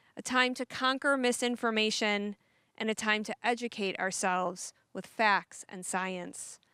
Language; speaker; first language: English; native; English